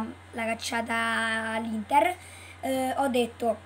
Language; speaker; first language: Italian; native; Italian